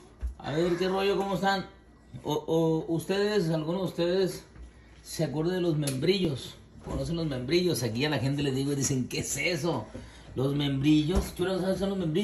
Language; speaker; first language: Spanish; native; Spanish